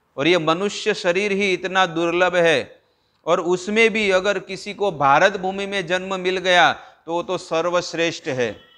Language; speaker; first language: Hindi; non-native, local second language; Gujarati